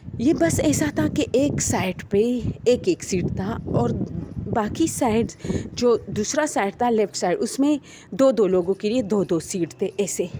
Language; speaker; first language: Urdu; non-native, local second language; Pashto